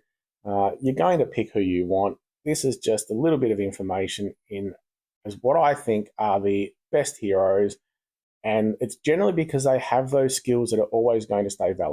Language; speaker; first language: English; native; English